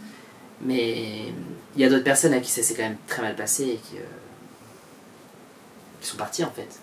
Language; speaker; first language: French; native; French